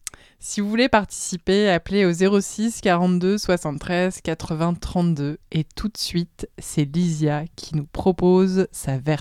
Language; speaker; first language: French; native; French